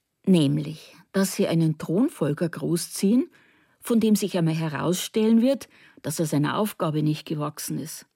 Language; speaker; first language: German; native; German